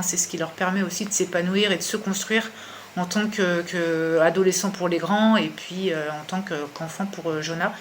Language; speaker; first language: French; native; French